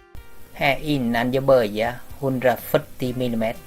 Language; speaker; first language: Swedish; non-native, learner; Vietnamese